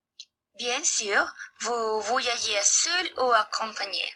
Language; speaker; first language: French; non-native, learner; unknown